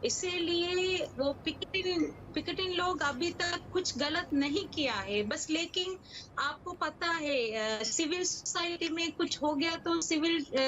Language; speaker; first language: Hindi; non-native, learner; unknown